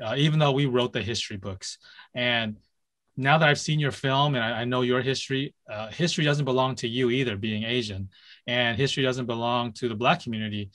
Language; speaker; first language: English; native; English